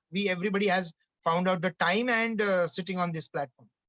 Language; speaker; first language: English; non-native, local second language; Marathi